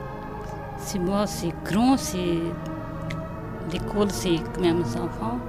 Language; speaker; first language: French; non-native, learner; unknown